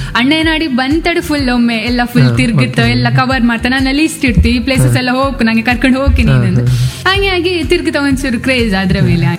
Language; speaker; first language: Kannada; non-native, local second language; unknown